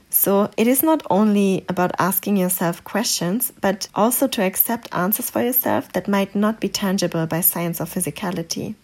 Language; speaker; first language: English; non-native, fluent; German